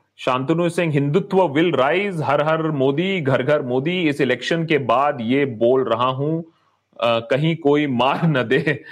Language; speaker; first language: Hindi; native; Hindi